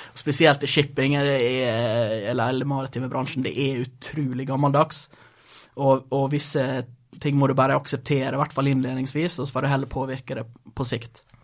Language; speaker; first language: Norwegian; early bilingual, other home language; Swedish